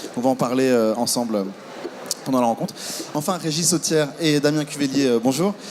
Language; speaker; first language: French; native; French